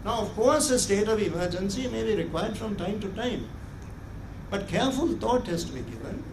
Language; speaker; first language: English; non-native, local second language; Sinhala